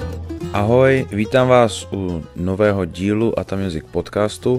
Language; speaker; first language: Czech; native; Czech